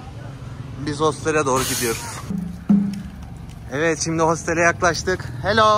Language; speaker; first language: Turkish; native; Turkish